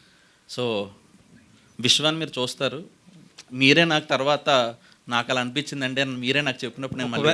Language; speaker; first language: Telugu; native; Telugu